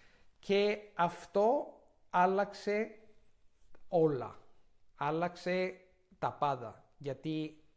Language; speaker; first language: Greek; non-native, fluent; Italian